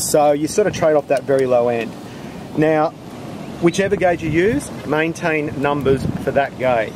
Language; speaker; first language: English; native; English